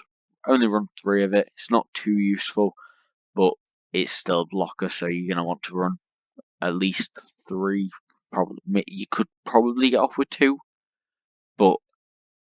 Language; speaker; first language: English; native; English